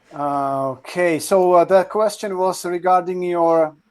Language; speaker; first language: English; non-native, fluent; Czech